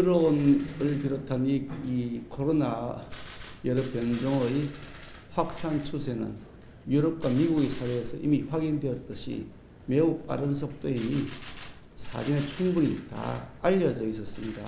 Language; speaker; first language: Korean; native; Korean